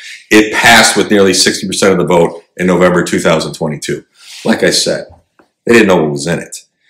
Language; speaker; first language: English; native; English